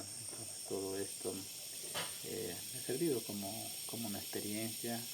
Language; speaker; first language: Spanish; non-native, local second language; Quechua